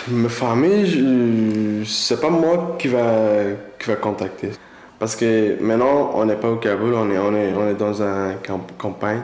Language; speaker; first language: French; non-native, learner; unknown